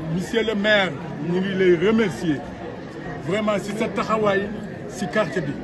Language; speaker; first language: Wolof; native; Wolof